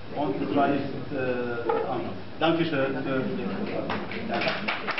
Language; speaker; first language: German; non-native, learner; Arabic